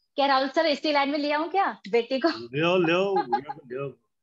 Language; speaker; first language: Hindi; non-native, local second language; Gujarati